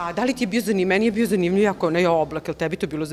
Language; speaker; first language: Croatian; native; Croatian